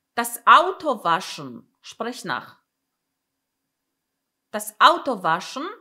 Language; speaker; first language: German; non-native, fluent; Polish